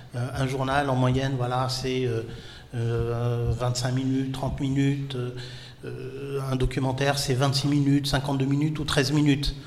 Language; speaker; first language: French; non-native, local second language; Arabic